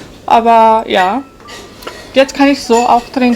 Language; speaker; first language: German; non-native, fluent; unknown